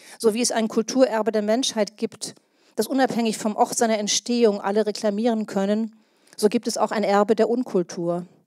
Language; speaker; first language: German; native; German